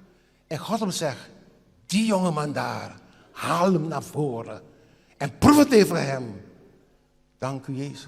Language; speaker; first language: Dutch; non-native, local second language; Papiamento